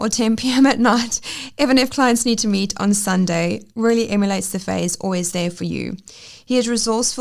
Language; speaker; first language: English; native; English